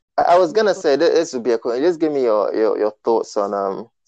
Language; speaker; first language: English; non-native, local second language; Igbo